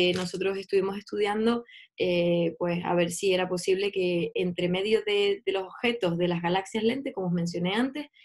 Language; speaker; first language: Spanish; native; Spanish